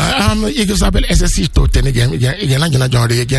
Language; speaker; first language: Hungarian; non-native, learner; Yoruba